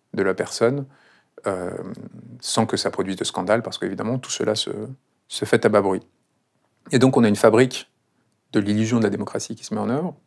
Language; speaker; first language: French; non-native, fluent; Spanish